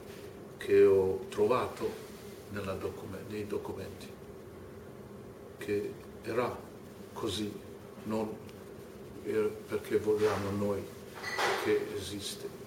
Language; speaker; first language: Italian; non-native, fluent; German